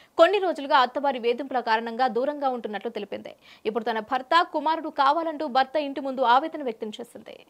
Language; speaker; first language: Telugu; native; Telugu